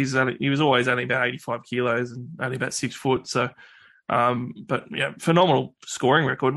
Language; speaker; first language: English; native; English